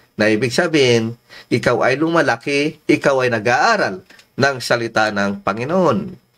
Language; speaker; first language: Filipino; non-native, local second language; Iloko